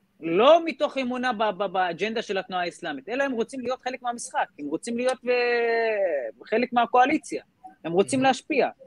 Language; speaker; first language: Hebrew; non-native, local second language; Arabic